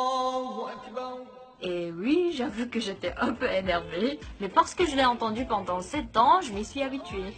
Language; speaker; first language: French; non-native, fluent; Korean